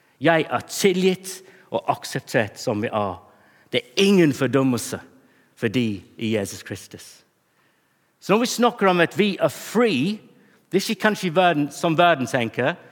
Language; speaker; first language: Norwegian; non-native, fluent; English